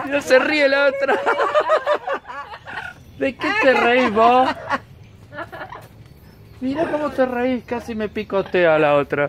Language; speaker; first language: Spanish; native; Spanish